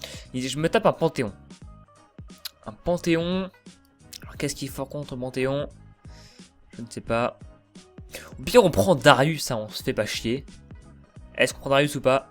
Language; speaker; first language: French; native; French